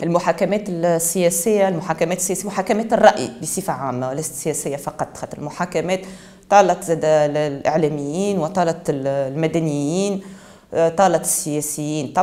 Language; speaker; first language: Arabic; native; Arabic